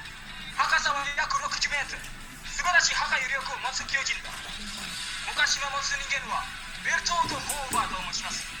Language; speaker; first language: Japanese; non-native, learner; Indonesian